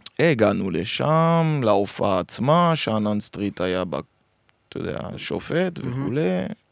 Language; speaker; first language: Hebrew; early bilingual, other home language; French